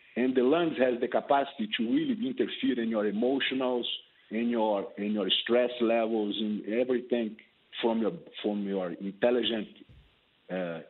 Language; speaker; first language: English; non-native, fluent; Portuguese